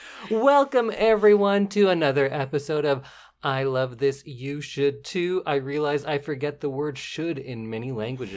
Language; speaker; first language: English; native; English